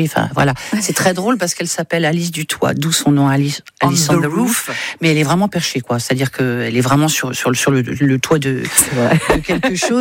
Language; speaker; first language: French; native; French